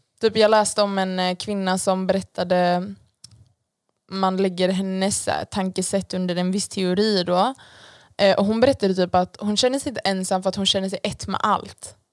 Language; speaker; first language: Swedish; early bilingual, other home language; Persian